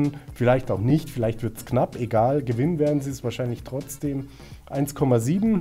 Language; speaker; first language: German; native; German